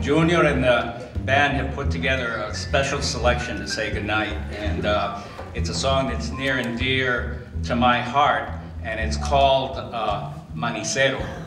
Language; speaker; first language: English; early bilingual, other home language; Spanish